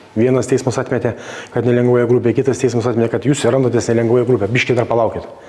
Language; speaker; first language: Lithuanian; native; Lithuanian